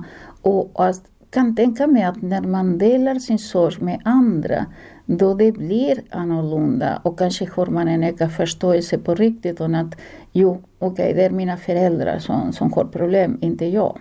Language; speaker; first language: Swedish; non-native, fluent; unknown